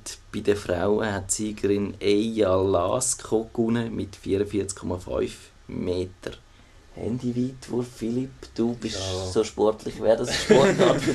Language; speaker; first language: German; native; German